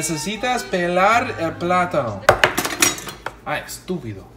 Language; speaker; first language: Spanish; non-native, learner; English